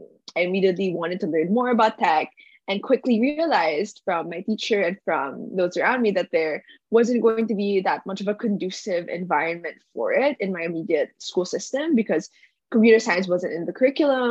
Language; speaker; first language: English; non-native, local second language; Filipino